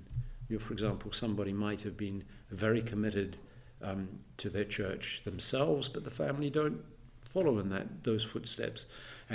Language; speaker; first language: English; native; English